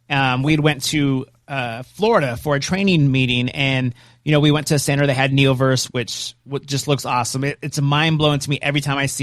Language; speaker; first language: English; native; English